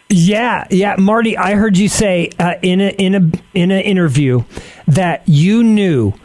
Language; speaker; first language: English; native; English